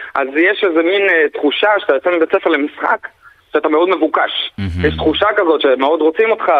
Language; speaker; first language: Hebrew; native; Hebrew